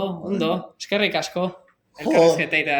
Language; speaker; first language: Basque; native; Basque